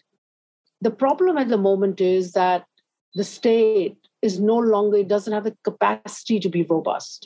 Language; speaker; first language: English; non-native, local second language; Urdu